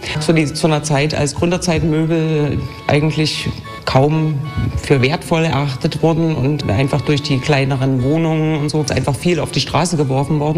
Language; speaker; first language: German; native; German